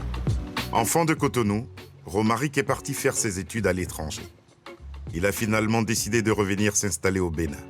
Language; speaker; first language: French; native; French